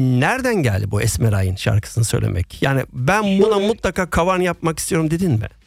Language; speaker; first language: Turkish; early bilingual, heritage; Turkish